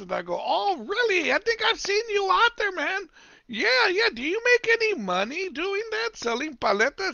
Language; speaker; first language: English; native; English